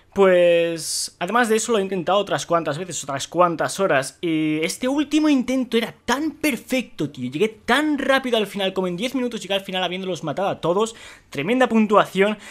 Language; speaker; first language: Spanish; native; Spanish